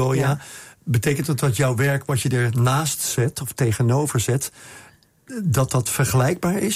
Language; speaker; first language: Dutch; non-native, fluent; Spanish